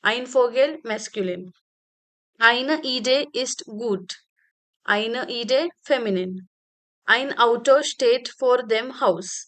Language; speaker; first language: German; non-native, fluent; Hindi